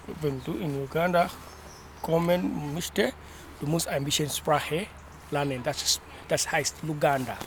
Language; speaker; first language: German; non-native, learner; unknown